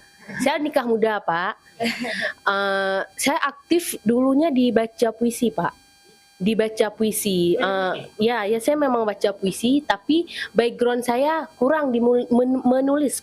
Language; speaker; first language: Indonesian; non-native, local second language; Achinese